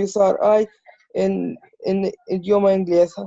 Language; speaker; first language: Spanish; non-native, learner; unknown